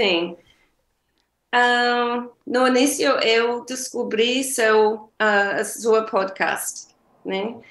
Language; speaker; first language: Portuguese; non-native, learner; English